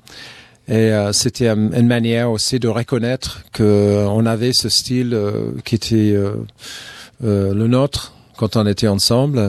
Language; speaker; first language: French; non-native, fluent; English